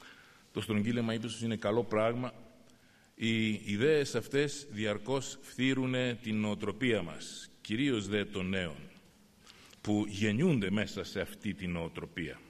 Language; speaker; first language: Greek; native; Greek